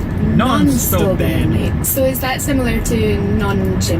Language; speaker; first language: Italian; non-native, learner; English